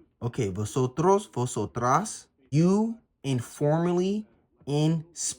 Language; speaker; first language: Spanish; non-native, learner; English